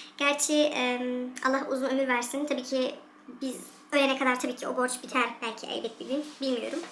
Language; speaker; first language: Turkish; early bilingual, heritage; Turkish